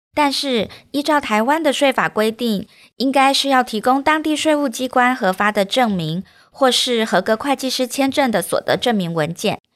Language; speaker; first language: Chinese; native; Chinese